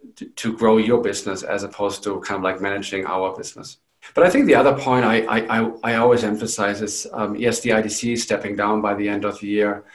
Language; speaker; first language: English; non-native, fluent; German